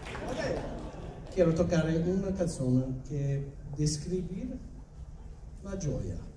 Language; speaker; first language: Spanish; non-native, learner; Italian